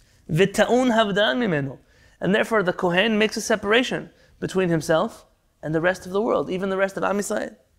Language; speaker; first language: English; native; English